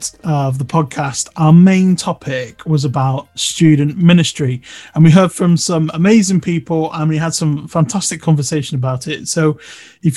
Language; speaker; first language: English; native; English